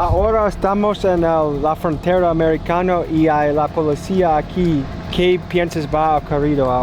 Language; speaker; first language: Spanish; non-native, learner; English